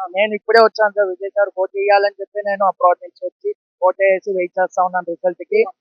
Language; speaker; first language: Telugu; native; Telugu